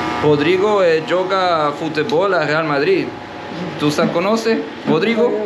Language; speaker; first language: Spanish; non-native, learner; English